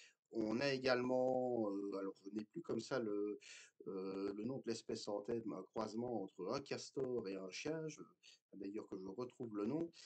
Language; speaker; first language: French; native; French